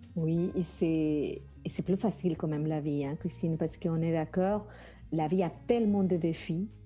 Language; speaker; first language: French; non-native, fluent; Spanish